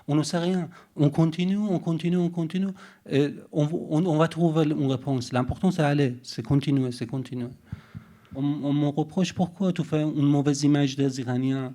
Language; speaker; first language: French; non-native, fluent; Persian